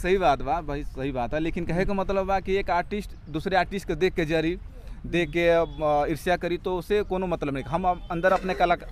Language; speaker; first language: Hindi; non-native, local second language; Bhojpuri